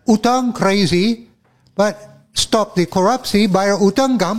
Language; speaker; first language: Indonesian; non-native, fluent; English